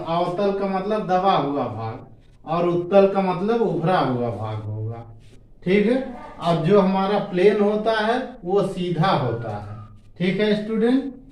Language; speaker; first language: Hindi; native; Hindi